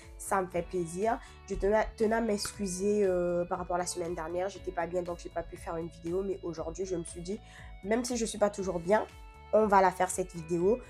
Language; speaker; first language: French; non-native, fluent; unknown